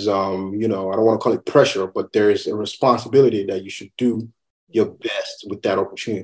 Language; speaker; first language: English; non-native, local second language; Yoruba